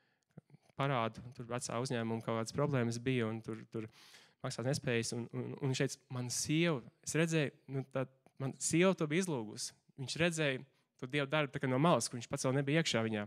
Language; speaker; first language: Latvian; native; Latvian